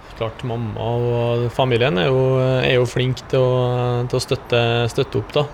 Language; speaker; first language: Norwegian; native; Norwegian